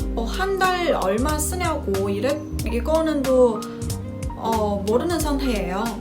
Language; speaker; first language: Korean; non-native, fluent; Chinese